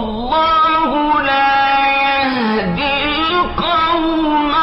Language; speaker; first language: Arabic; native; Arabic